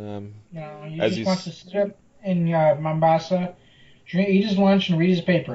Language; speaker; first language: English; native; English